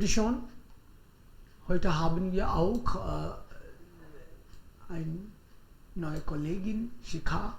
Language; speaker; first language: German; non-native, fluent; Hindi